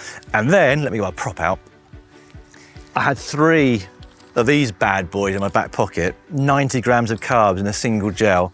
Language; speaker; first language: English; native; English